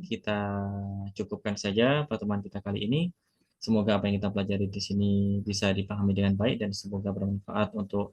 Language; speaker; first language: Indonesian; native; Indonesian